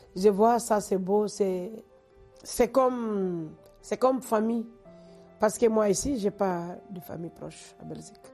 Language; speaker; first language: French; non-native, local second language; Fula